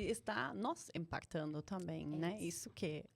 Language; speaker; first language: Portuguese; non-native, fluent; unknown